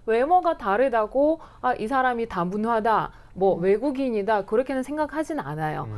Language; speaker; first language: Korean; non-native, fluent; Russian